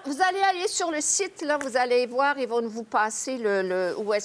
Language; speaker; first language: French; native; French